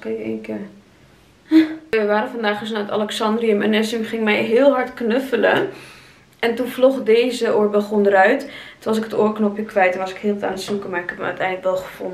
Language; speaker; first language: Dutch; native; Dutch